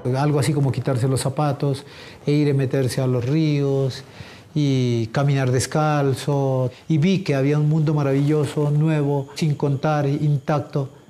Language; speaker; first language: Spanish; native; Spanish